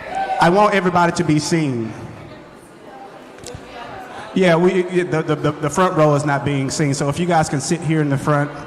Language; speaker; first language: English; native; English